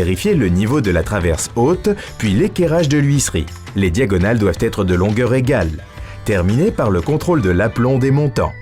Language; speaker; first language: French; native; French